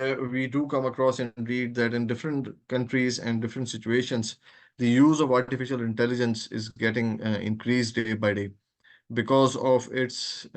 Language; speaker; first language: English; non-native, local second language; Urdu